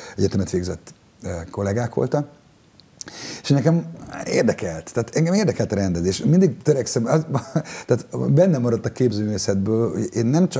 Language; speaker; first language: Hungarian; native; Hungarian